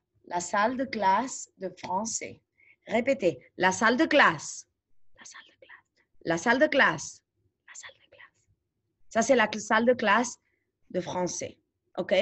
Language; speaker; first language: French; non-native, fluent; Spanish